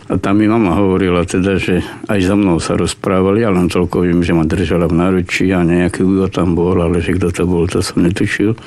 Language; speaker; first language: Slovak; native; Slovak